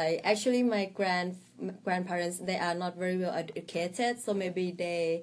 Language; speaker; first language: English; non-native, fluent; Thai